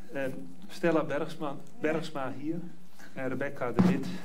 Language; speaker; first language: Dutch; native; Dutch